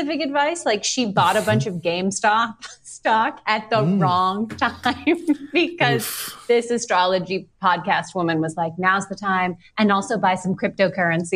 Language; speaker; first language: English; native; English